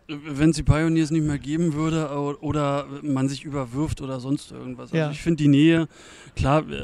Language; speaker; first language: German; native; German